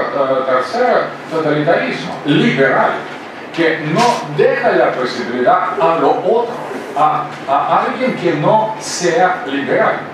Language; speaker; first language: Spanish; non-native, fluent; Russian